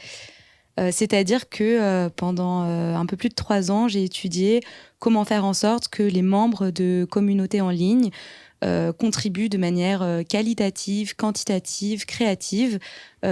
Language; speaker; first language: French; native; French